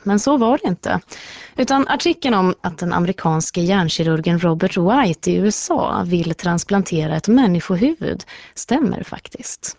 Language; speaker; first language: Swedish; native; Swedish